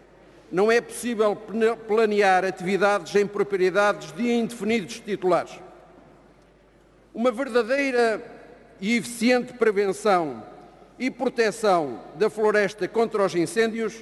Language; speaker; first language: Portuguese; native; Portuguese